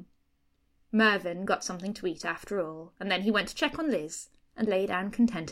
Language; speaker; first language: English; native; English